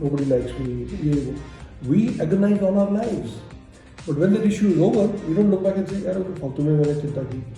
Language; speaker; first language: English; non-native, local second language; Hindi